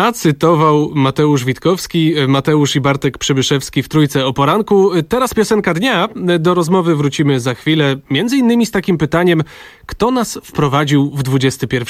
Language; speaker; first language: Polish; native; Polish